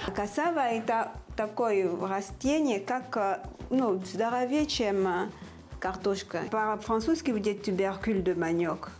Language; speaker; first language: Russian; non-native, fluent; French